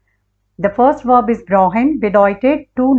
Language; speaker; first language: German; non-native, learner; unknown